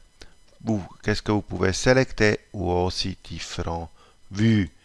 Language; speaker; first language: French; non-native, local second language; German